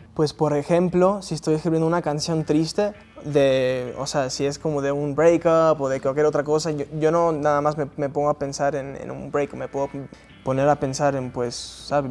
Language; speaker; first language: Spanish; non-native, fluent; English